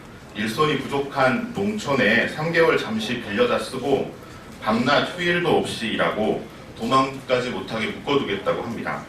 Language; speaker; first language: Korean; native; Korean